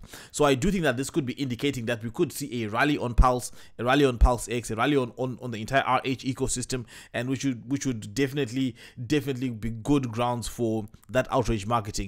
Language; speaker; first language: English; native; English